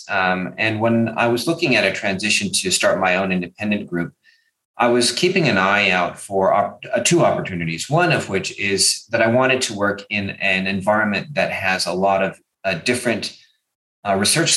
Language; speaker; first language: English; native; English